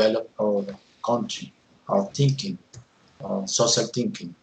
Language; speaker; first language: English; non-native, learner; Spanish